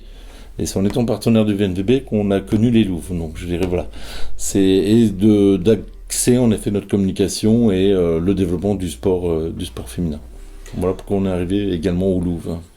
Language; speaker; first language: French; native; French